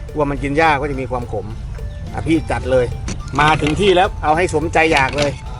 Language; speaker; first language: Thai; native; Thai